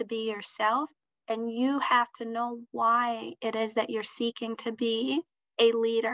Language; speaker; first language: English; early bilingual, other home language; Somali